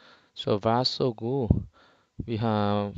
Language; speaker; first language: Norwegian; non-native, fluent; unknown